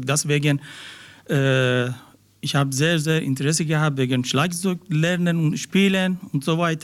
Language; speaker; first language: German; non-native, learner; Persian